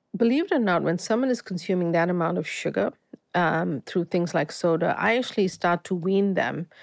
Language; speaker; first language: English; native; English